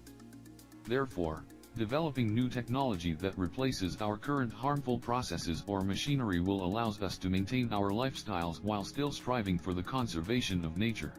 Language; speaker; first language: English; non-native, learner; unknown